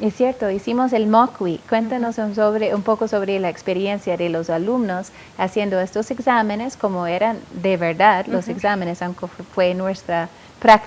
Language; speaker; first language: Spanish; non-native, fluent; English